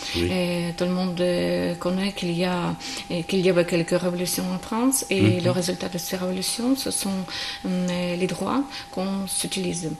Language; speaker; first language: French; non-native, learner; Ukrainian